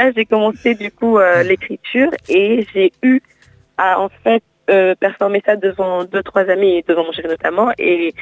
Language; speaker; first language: French; non-native, local second language; Wolof